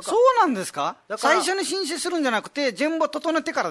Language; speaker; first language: Japanese; non-native, fluent; Nepali